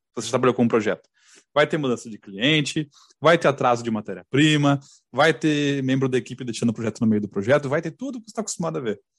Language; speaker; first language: Portuguese; native; Portuguese